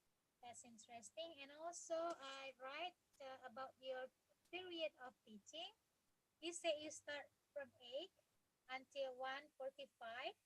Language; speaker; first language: English; non-native, fluent; Indonesian